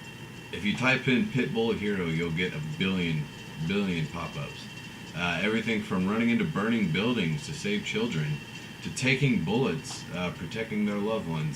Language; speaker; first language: English; native; English